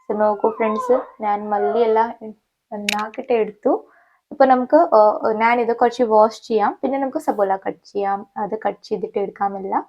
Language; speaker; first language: Malayalam; non-native, local second language; Hindi